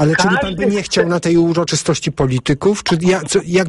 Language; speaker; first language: Polish; native; Polish